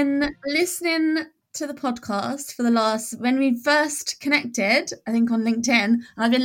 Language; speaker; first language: English; native; English